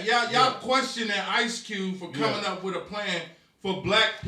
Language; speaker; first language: English; native; English